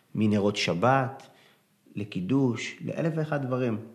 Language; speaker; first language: Hebrew; early bilingual, other home language; Arabic